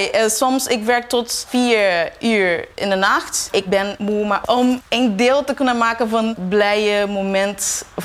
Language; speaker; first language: Dutch; non-native, fluent; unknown